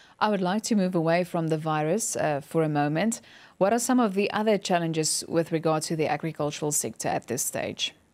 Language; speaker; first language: English; non-native, local second language; Afrikaans